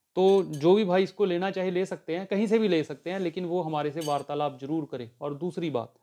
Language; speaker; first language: Hindi; native; Hindi